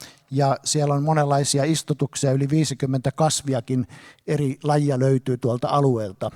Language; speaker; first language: Finnish; native; Finnish